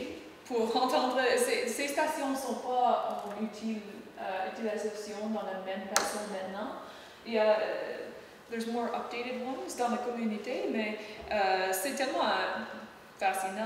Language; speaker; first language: French; non-native, learner; English